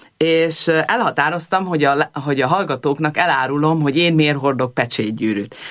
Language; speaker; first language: Hungarian; early bilingual, heritage; Hungarian